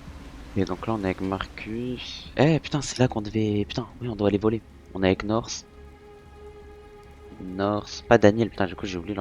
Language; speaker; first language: French; native; French